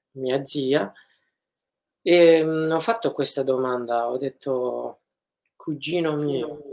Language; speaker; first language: Italian; non-native, fluent; Kurdish